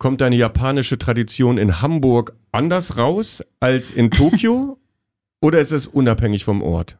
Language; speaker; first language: German; native; German